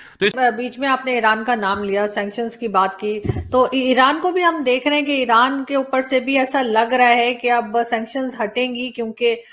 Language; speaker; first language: Urdu; native; Urdu